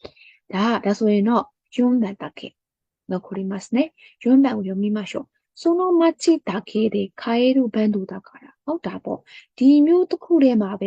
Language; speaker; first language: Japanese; non-native, fluent; Burmese